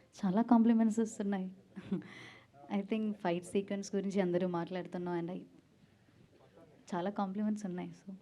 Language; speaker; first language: Telugu; non-native, learner; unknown